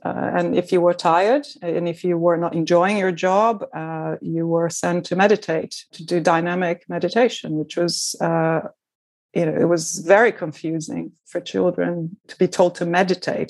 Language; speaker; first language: English; non-native, fluent; Portuguese